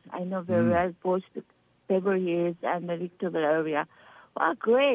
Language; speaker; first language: English; non-native, learner; Korean